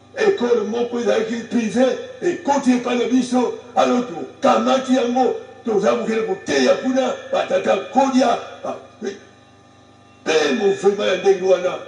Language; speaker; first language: Lingala; non-native, local second language; Kongo